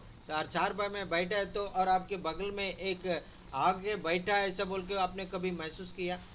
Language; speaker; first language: Hindi; non-native, local second language; Telugu